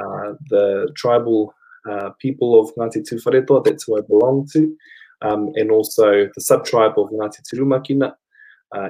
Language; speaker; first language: English; non-native, local second language; Māori